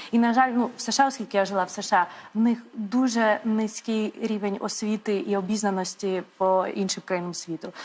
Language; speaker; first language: Ukrainian; native; Ukrainian